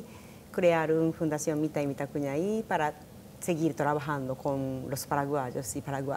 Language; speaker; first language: Spanish; non-native, learner; Japanese